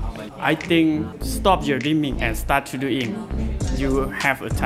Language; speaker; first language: English; non-native, learner; Lao